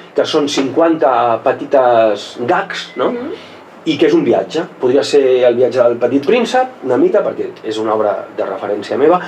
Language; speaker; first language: Catalan; non-native, local second language; Spanish